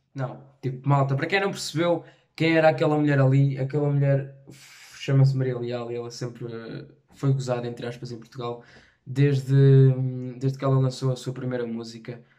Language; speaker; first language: Portuguese; native; Portuguese